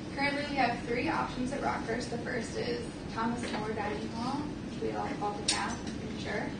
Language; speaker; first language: English; native; English